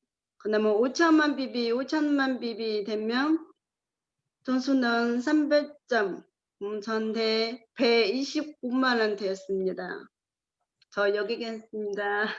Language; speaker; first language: Korean; non-native, learner; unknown